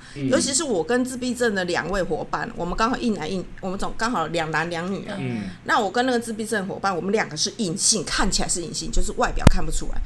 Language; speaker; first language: Chinese; native; Chinese